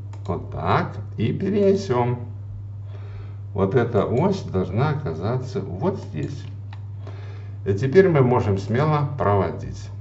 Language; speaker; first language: Russian; native; Russian